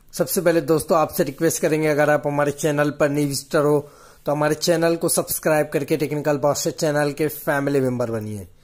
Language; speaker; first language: Hindi; native; Hindi